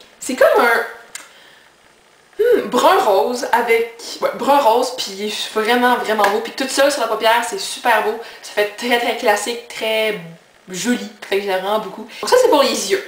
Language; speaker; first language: French; native; French